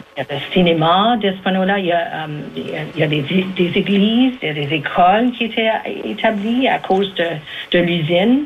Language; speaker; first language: French; native; French